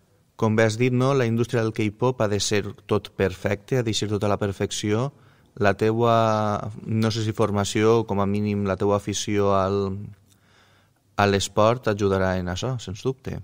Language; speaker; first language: Catalan; native; Catalan